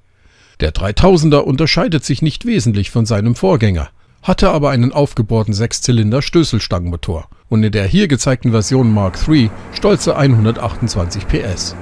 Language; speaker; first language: German; native; German